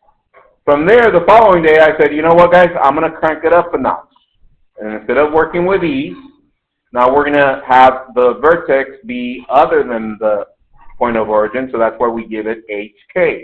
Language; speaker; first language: English; native; English